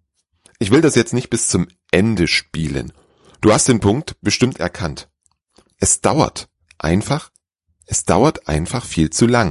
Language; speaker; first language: German; native; German